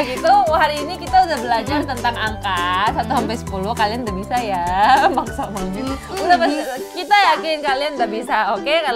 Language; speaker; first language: Indonesian; non-native, fluent; Korean